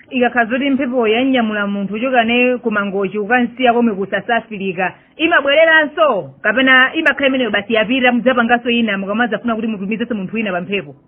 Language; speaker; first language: Nyanja; native; Nyanja